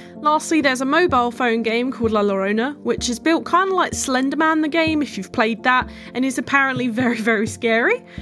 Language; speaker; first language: English; native; English